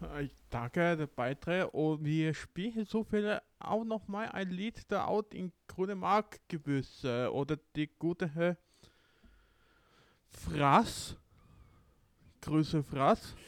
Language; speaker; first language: German; non-native, learner; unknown